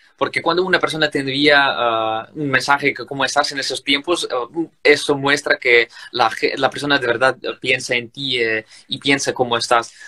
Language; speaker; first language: Spanish; non-native, fluent; Ukrainian